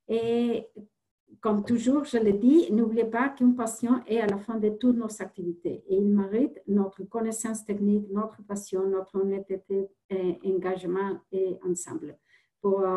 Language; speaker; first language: French; non-native, fluent; Spanish